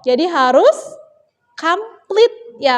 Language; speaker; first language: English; non-native, learner; Indonesian